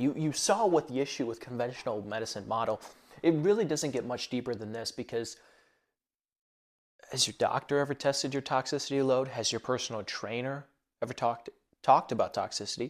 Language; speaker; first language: English; native; English